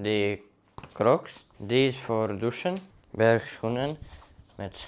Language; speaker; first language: Dutch; non-native, learner; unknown